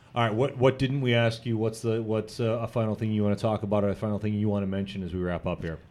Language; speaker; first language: English; native; English